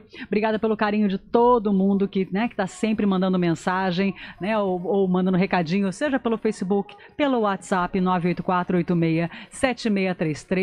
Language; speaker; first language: Portuguese; native; Portuguese